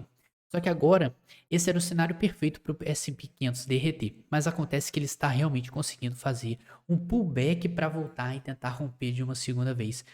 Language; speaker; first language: Portuguese; native; Portuguese